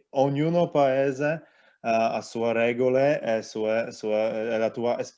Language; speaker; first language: Italian; non-native, learner; Polish